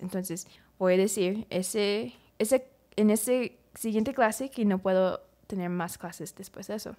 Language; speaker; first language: Spanish; non-native, learner; English